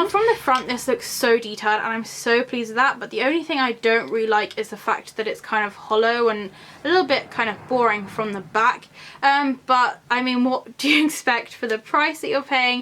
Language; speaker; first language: English; native; English